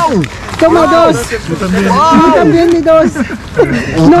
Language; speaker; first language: Spanish; non-native, learner; Filipino